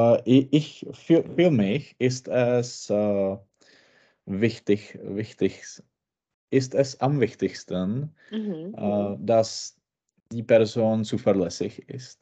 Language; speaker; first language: German; non-native, learner; Czech